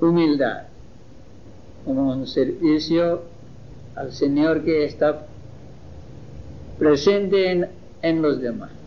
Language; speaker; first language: Spanish; non-native, fluent; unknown